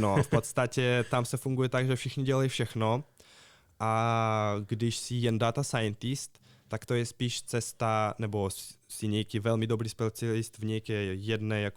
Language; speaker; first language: Czech; non-native, fluent; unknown